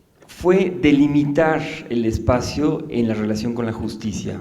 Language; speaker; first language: Spanish; native; Spanish